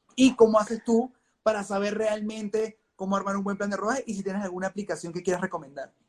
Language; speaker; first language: Spanish; native; Spanish